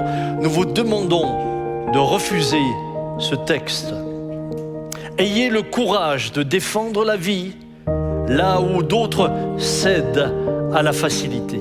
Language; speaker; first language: French; native; French